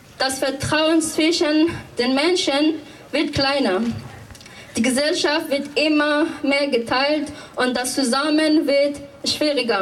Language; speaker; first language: German; non-native, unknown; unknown